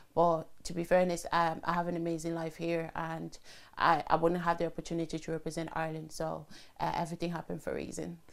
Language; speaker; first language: English; early bilingual, other home language; French